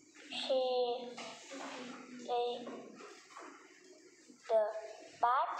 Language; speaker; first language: English; non-native, learner; Vietnamese